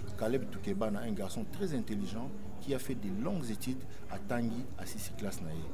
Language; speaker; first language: French; non-native, local second language; Lingala